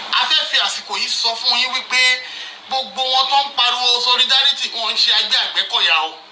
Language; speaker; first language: Yoruba; native; Yoruba